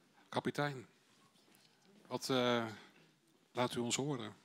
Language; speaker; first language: Dutch; native; Dutch